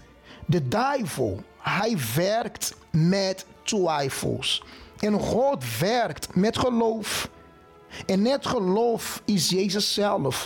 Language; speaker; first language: Dutch; non-native, fluent; Portuguese